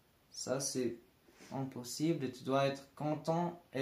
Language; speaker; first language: French; non-native, learner; Spanish